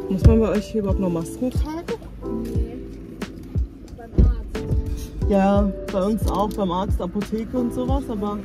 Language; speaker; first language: German; non-native, fluent; French